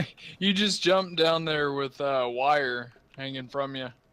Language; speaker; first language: English; native; English